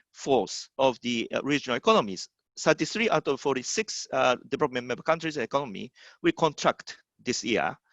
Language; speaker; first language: English; non-native, fluent; Japanese